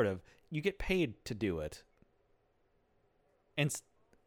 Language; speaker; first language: English; native; English